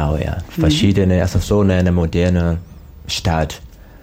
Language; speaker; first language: German; non-native, learner; Swahili